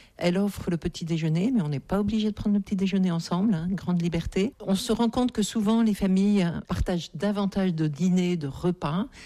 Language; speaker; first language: French; native; French